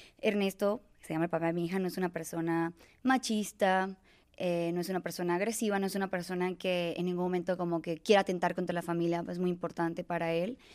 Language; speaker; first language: Spanish; native; Spanish